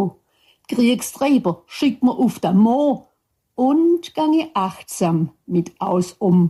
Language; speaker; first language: German; native; German